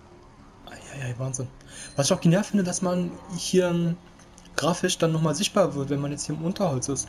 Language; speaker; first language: German; native; German